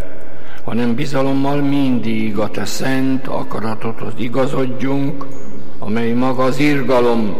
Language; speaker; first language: Hungarian; native; Hungarian